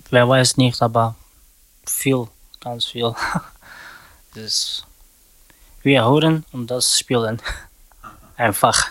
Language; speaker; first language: German; non-native, learner; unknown